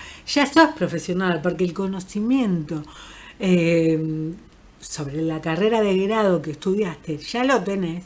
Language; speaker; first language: Spanish; native; Spanish